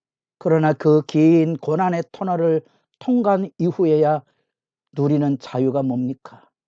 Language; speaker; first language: Korean; native; Korean